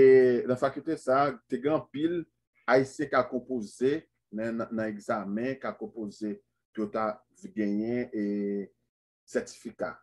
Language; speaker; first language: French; non-native, local second language; Haitian Creole